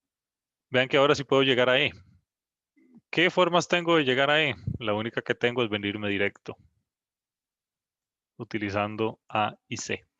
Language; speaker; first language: Spanish; native; Spanish